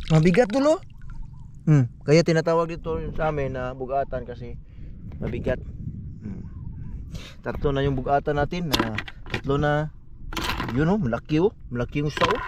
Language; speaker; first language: Filipino; non-native, local second language; Cebuano